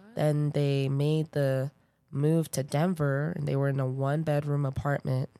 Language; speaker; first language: English; early bilingual, other home language; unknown